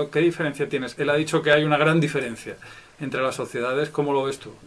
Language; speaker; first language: Spanish; native; Spanish